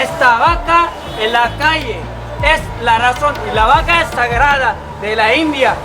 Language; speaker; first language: Spanish; non-native, learner; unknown